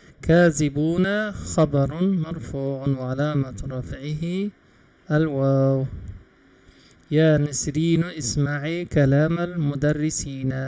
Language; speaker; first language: Arabic; non-native, fluent; Uzbek